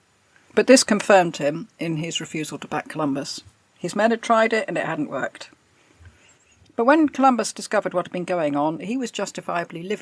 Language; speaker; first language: English; native; English